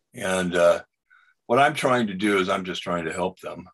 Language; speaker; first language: English; native; English